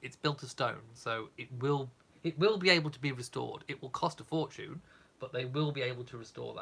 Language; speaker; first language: English; native; English